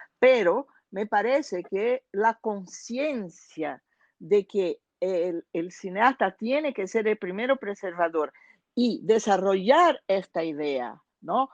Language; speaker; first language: Spanish; non-native, fluent; Portuguese